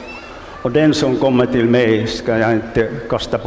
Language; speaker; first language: Swedish; non-native, local second language; Finnish